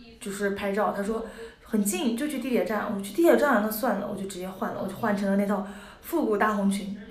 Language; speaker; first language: Chinese; native; Chinese